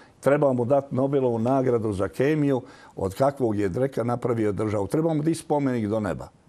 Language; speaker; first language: Croatian; native; Croatian